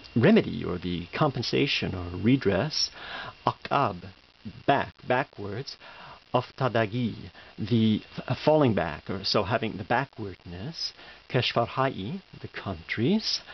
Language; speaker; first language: English; native; English